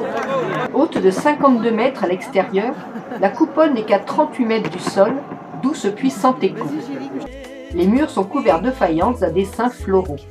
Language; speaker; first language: French; native; French